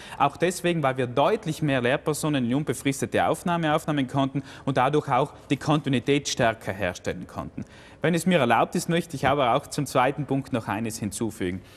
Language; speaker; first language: German; native; German